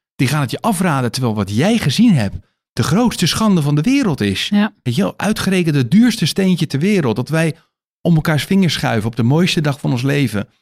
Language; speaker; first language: Dutch; native; Dutch